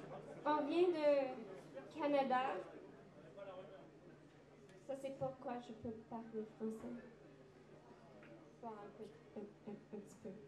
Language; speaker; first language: French; non-native, learner; English